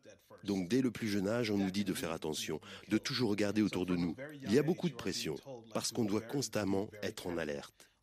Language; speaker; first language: French; non-native, fluent; English